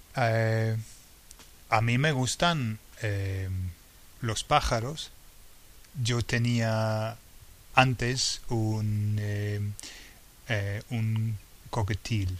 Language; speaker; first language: Spanish; non-native, fluent; English